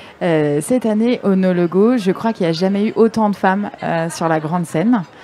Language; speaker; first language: French; native; French